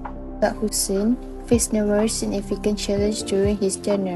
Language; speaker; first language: English; non-native, local second language; Malay